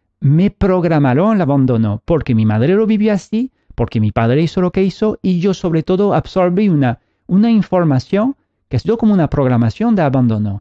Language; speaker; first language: Spanish; early bilingual, heritage; Spanish